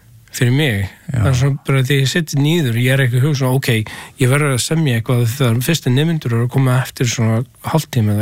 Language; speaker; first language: Icelandic; non-native, learner; English